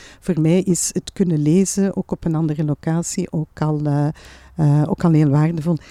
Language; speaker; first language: Dutch; native; Dutch